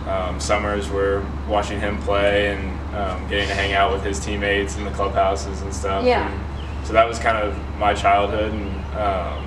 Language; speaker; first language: English; native; English